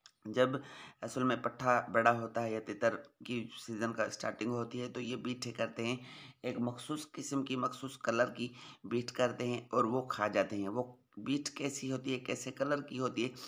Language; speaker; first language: Hindi; non-native, local second language; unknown